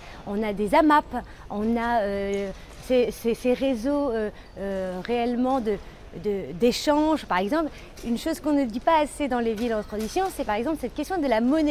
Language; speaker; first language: French; native; French